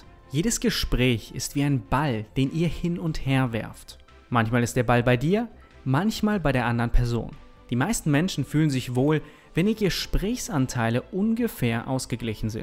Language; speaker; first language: German; native; German